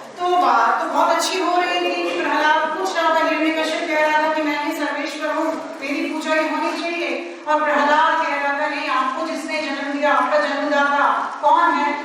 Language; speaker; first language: Hindi; non-native, local second language; Telugu